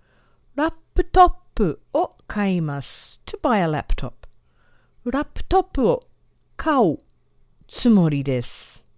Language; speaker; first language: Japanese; non-native, fluent; English